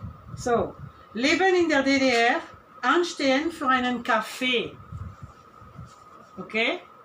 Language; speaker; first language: German; non-native, fluent; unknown